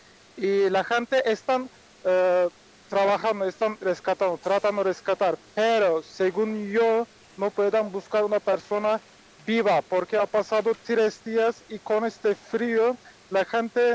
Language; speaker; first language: Spanish; non-native, fluent; Turkish